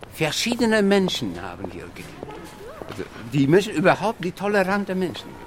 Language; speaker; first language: German; non-native, learner; Tajik